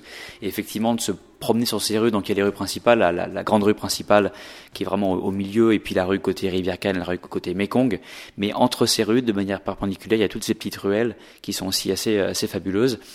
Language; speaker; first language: French; native; French